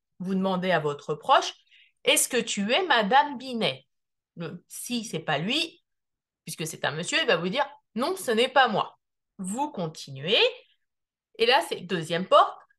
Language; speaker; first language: French; native; French